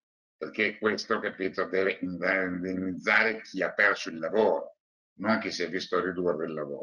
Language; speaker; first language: Italian; native; Italian